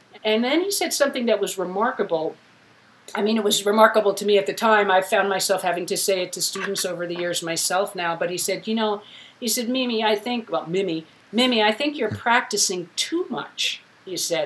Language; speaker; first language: English; native; English